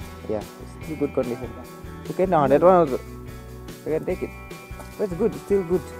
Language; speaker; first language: English; non-native, learner; Indonesian